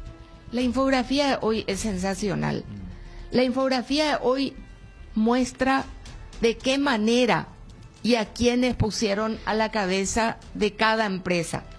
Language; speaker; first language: Spanish; native; Spanish